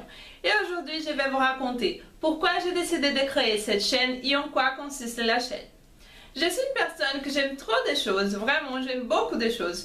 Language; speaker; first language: French; non-native, fluent; Portuguese